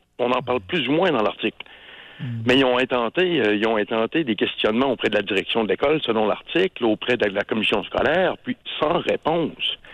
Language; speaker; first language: French; native; French